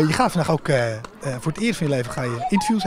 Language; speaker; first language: Dutch; native; Dutch